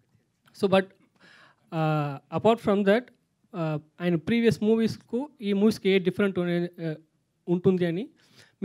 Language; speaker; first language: Telugu; non-native, fluent; Tamil